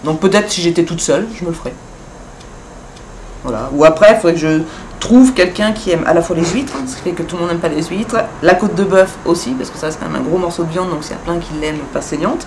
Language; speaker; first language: French; native; French